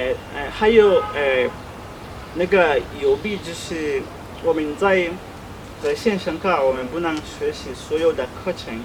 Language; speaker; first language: Chinese; non-native, learner; Swahili